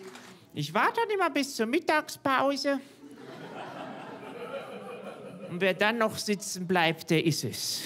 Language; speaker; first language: German; native; German